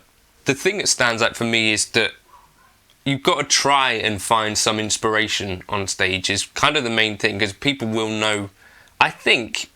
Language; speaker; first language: English; native; English